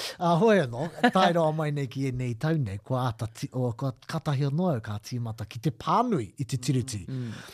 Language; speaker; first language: Māori; non-native, local second language; English